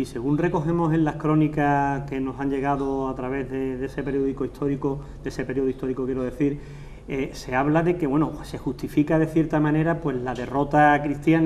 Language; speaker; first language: Spanish; native; Spanish